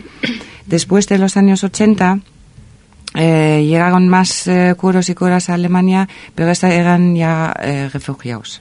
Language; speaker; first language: Spanish; non-native, fluent; German